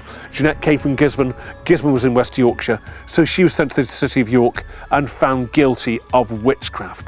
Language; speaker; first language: English; native; English